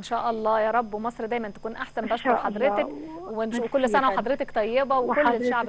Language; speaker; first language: Arabic; native; Arabic